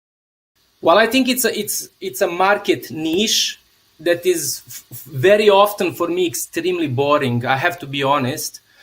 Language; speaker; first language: English; non-native, fluent; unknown